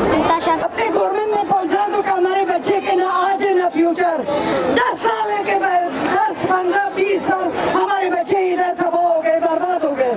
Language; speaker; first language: Hindi; non-native, fluent; Persian